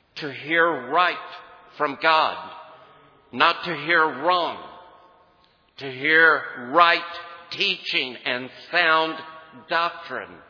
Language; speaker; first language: English; native; English